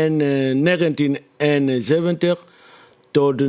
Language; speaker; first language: Dutch; non-native, fluent; Lingala